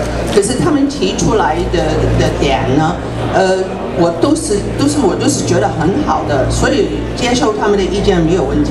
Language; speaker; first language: Chinese; non-native, local second language; Cantonese